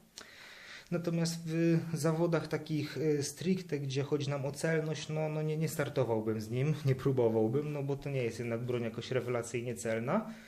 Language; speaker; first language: Polish; native; Polish